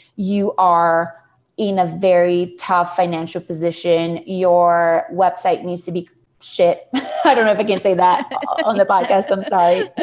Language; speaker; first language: English; non-native, fluent; Portuguese